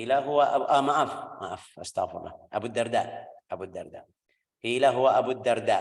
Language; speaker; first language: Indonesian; non-native, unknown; Arabic